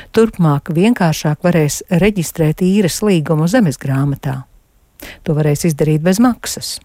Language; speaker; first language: Latvian; native; Latvian